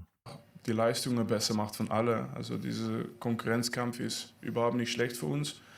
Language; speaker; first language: German; non-native, fluent; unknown